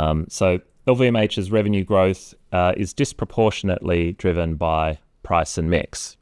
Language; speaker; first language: English; native; English